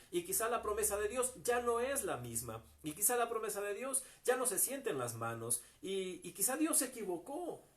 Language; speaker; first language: Spanish; native; Spanish